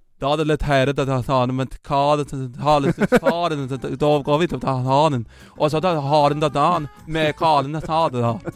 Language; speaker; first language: Swedish; native; Swedish